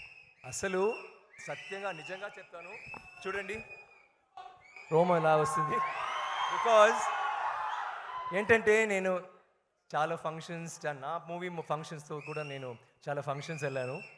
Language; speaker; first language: Telugu; non-native, learner; Tamil